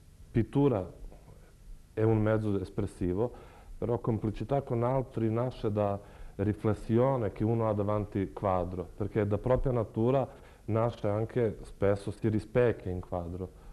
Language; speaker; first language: Italian; non-native, fluent; Serbian